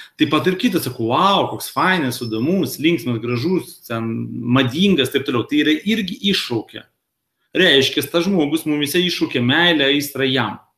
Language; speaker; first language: Lithuanian; non-native, local second language; Russian